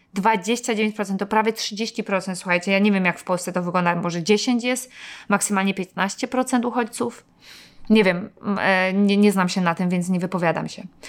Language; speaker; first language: Polish; native; Polish